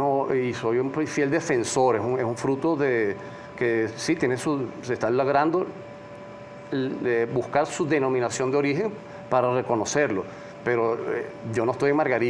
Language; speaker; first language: Spanish; native; Spanish